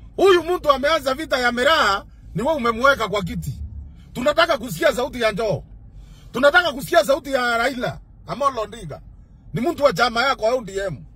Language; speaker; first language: Swahili; non-native, local second language; Meru